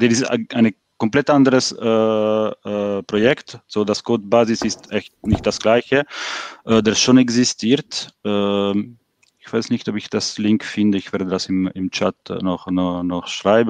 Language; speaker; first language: German; non-native, fluent; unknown